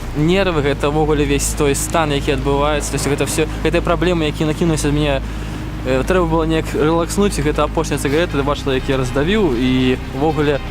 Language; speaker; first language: Belarusian; non-native, local second language; Russian